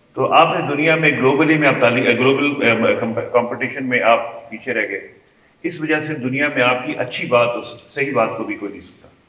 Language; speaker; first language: Urdu; non-native, local second language; Kashmiri